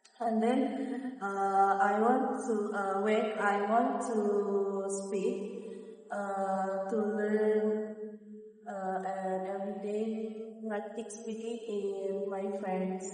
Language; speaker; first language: English; non-native, learner; Indonesian